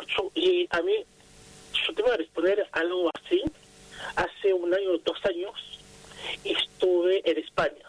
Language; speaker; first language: Spanish; non-native, fluent; Haitian Creole